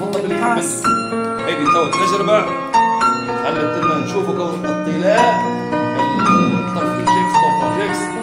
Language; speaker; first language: Arabic; native; Arabic